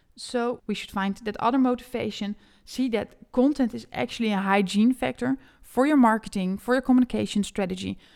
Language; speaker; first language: English; non-native, fluent; Dutch